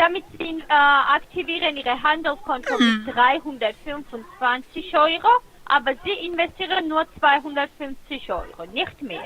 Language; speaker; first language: German; non-native, fluent; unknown